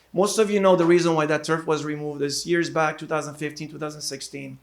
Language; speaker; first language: English; native; English